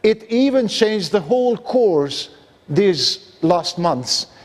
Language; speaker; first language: English; non-native, fluent; Albanian